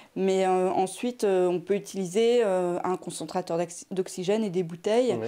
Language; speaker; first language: French; native; French